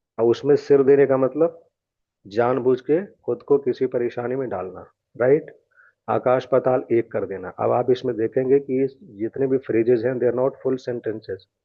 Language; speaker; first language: Hindi; native; Hindi